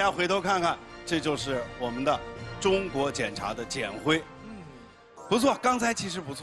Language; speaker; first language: Chinese; native; Chinese